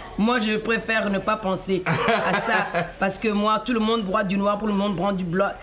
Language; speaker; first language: French; non-native, local second language; Fon